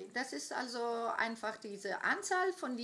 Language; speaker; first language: German; non-native, fluent; Greek